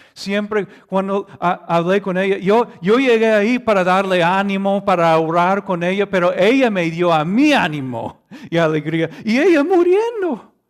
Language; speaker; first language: Spanish; non-native, fluent; English